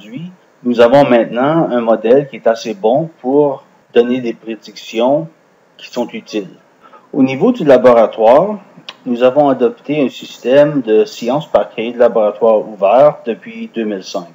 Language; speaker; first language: French; non-native, fluent; English